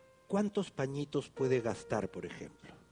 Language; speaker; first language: Spanish; native; Spanish